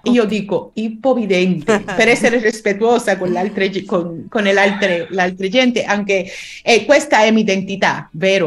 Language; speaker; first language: Italian; non-native, learner; Spanish